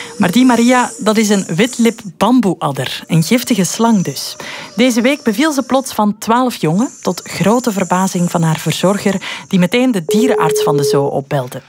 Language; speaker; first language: Dutch; native; Dutch